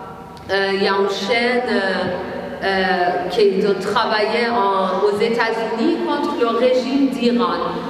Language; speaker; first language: French; non-native, learner; Persian